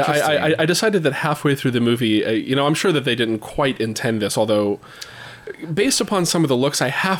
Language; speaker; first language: English; native; English